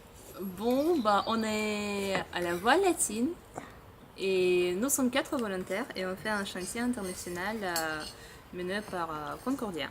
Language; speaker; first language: French; non-native, fluent; Russian